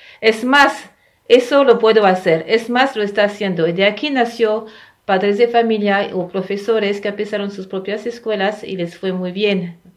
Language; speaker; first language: Spanish; non-native, fluent; French